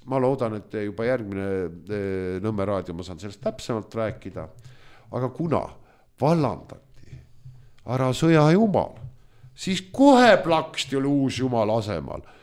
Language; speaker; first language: Estonian; non-native, local second language; Russian